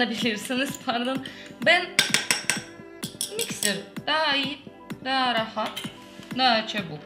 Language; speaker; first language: Turkish; non-native, learner; Russian